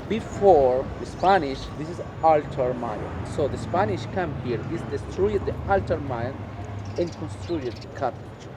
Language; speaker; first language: English; non-native, learner; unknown